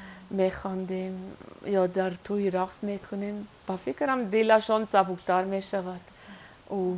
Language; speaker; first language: Persian; non-native, learner; Swiss German